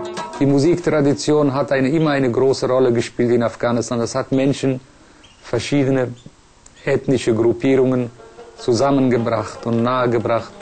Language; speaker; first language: German; non-native, fluent; Persian